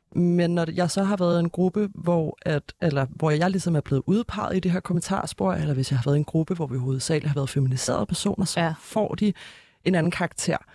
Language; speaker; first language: Danish; native; Danish